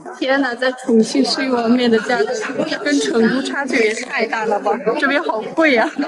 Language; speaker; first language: Chinese; non-native, local second language; Tibetan